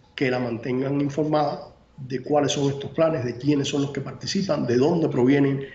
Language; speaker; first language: Spanish; native; Spanish